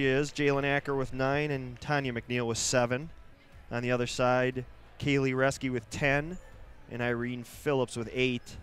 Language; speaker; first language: English; native; English